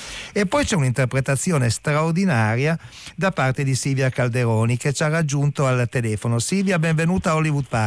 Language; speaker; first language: Italian; native; Italian